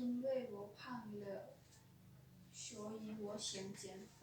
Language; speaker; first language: Chinese; non-native, learner; Lao